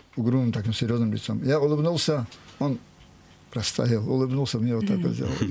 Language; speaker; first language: Russian; non-native, local second language; Avaric